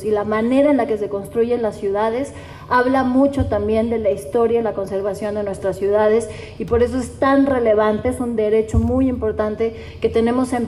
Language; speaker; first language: Spanish; native; Spanish